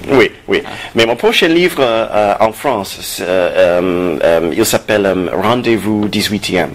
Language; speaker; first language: French; non-native, fluent; English